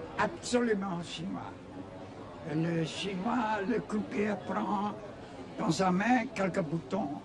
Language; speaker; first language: French; non-native, learner; Chinese